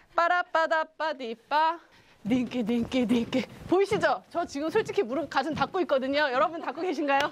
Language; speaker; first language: Korean; native; Korean